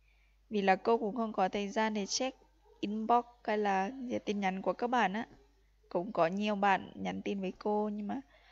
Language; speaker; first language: Vietnamese; non-native, fluent; Lao